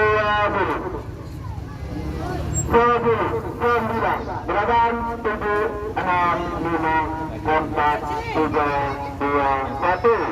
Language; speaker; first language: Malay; non-native, local second language; Madurese